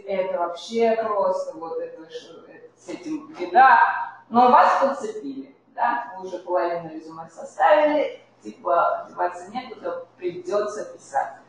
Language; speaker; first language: Russian; native; Russian